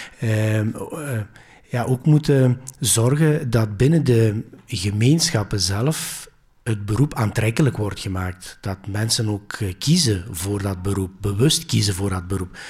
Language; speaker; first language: Dutch; early bilingual, other home language; Greek